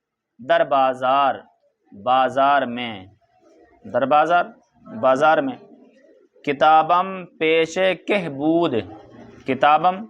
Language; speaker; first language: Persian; non-native, fluent; Urdu